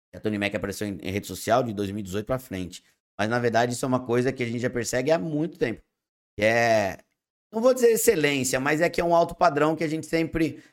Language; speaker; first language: Portuguese; native; Portuguese